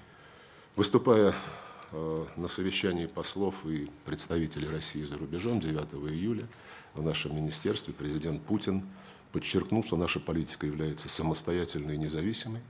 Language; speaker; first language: Russian; native; Russian